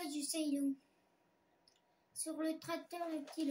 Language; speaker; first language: French; native; French